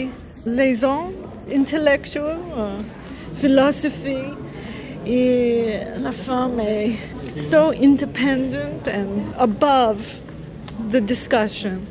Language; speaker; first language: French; non-native, learner; English